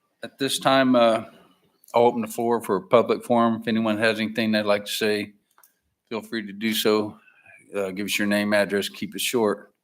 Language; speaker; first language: English; native; English